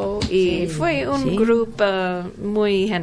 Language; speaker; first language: Spanish; non-native, learner; English